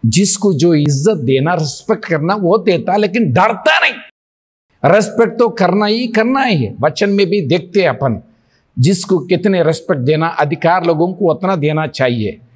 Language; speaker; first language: Hindi; non-native, local second language; Telugu